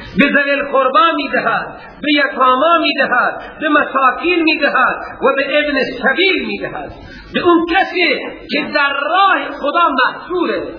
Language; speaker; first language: Persian; non-native, local second language; Baluchi